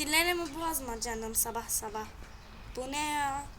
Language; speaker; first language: Turkish; early bilingual, heritage; Turkish